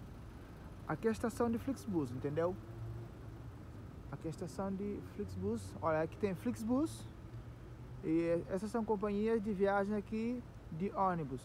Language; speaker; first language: Portuguese; non-native, local second language; Kabuverdianu